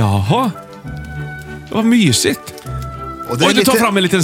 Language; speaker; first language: Swedish; native; Swedish